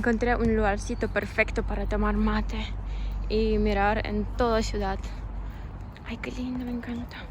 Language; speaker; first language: Spanish; non-native, fluent; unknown